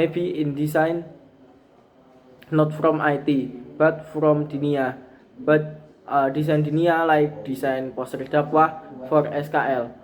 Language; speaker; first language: English; non-native, learner; Indonesian